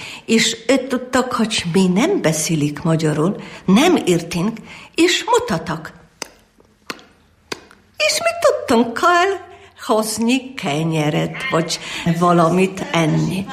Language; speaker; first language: Hungarian; non-native, learner; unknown